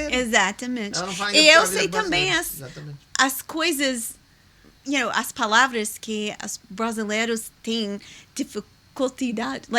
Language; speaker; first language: Portuguese; non-native, learner; English